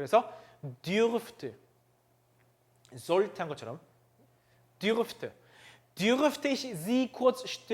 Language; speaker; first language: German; non-native, fluent; Korean